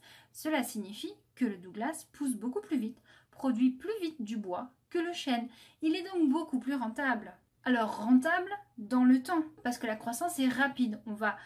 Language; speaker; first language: French; native; French